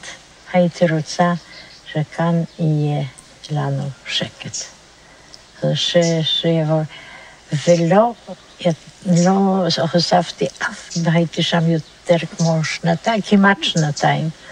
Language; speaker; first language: Hebrew; non-native, fluent; Polish